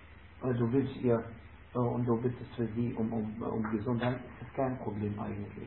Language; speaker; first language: German; non-native, fluent; Arabic